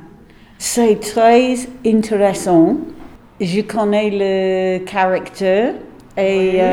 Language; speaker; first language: French; non-native, learner; English